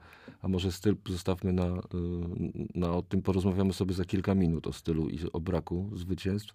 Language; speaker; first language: Polish; native; Polish